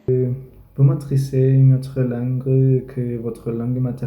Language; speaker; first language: French; non-native, learner; Spanish